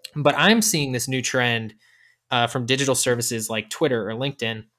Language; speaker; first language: English; native; English